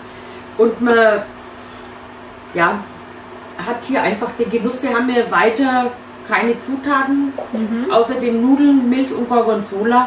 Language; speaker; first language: German; native; German